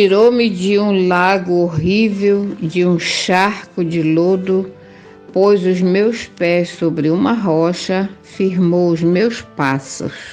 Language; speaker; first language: Portuguese; native; Portuguese